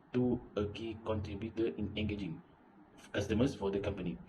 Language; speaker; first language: English; non-native, local second language; Malay